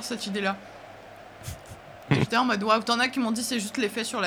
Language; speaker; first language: French; native; French